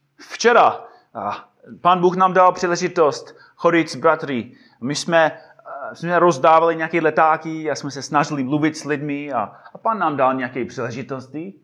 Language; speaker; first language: Czech; non-native, fluent; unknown